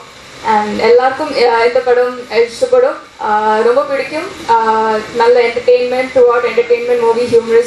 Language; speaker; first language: Tamil; non-native, fluent; Malayalam